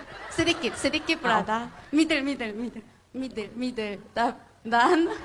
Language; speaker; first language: Indonesian; non-native, fluent; Korean